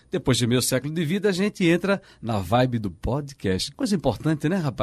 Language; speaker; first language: Portuguese; native; Portuguese